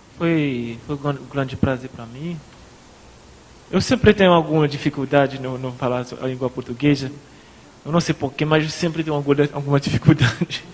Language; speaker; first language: Portuguese; non-native, fluent; Haitian Creole